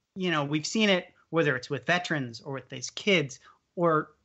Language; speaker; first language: English; native; English